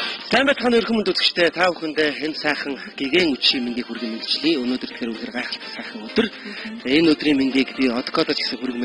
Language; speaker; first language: Mongolian; native; Mongolian